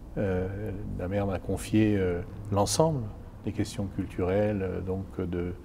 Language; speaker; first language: French; native; French